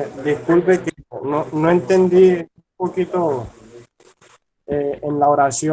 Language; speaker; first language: Spanish; native; Spanish